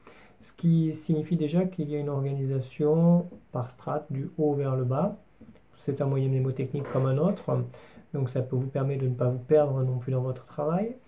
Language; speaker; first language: French; native; French